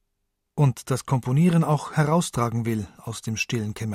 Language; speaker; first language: German; native; German